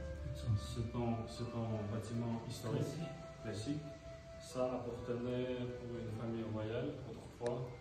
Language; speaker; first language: French; non-native, fluent; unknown